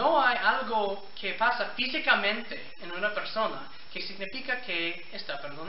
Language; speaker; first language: Spanish; non-native, fluent; English